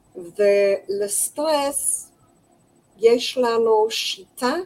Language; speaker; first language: Hebrew; non-native, fluent; English